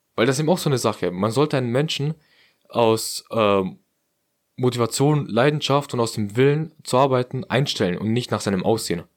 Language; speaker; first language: German; early bilingual, other home language; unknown